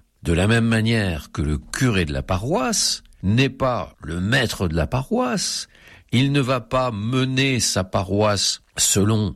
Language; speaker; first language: French; native; French